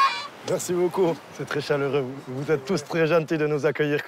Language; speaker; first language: French; native; French